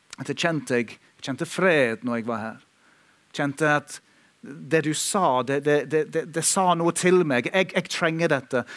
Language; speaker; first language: Norwegian; non-native, fluent; English